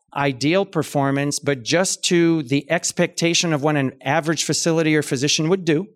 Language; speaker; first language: English; native; English